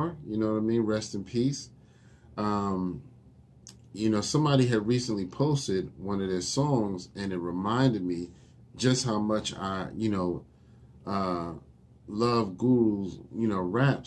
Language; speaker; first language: English; native; English